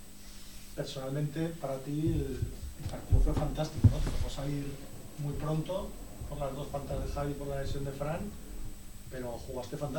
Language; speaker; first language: Spanish; native; Spanish